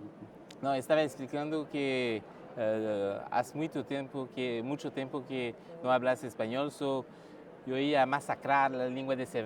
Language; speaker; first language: Spanish; non-native, learner; French